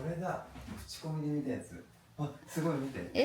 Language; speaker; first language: Japanese; native; Japanese